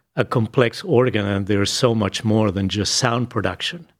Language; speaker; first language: English; non-native, fluent; Spanish